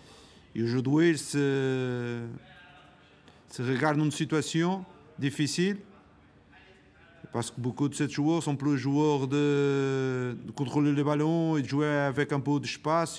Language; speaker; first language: French; non-native, learner; Portuguese